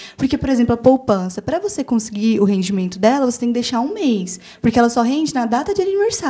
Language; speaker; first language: Portuguese; native; Portuguese